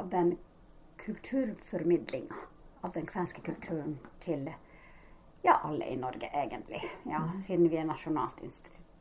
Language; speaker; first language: Norwegian; non-native, fluent; Finnish